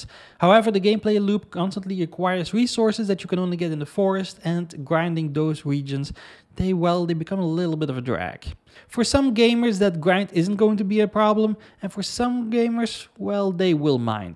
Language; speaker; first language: English; non-native, fluent; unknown